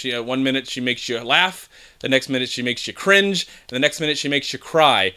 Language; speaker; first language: English; native; English